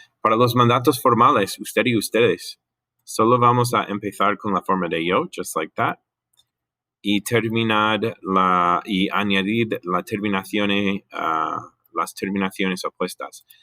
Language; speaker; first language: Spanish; non-native, fluent; English